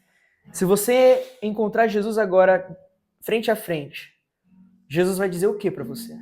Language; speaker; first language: Portuguese; native; Portuguese